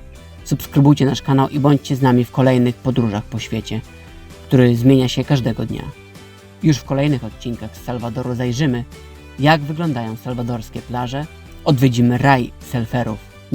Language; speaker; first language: Polish; native; Polish